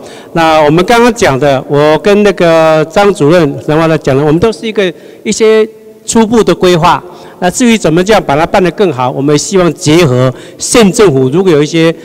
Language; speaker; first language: Chinese; native; Chinese